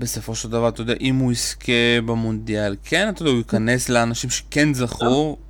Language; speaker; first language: Hebrew; native; Hebrew